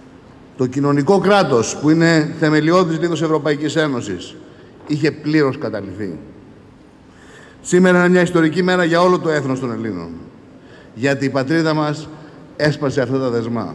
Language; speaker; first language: Greek; native; Greek